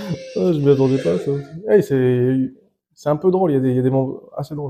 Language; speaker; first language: French; native; French